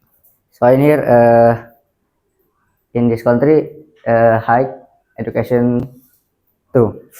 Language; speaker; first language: English; non-native, learner; Indonesian